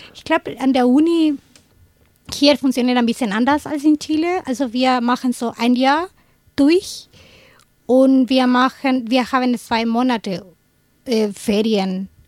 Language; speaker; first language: German; non-native, fluent; Spanish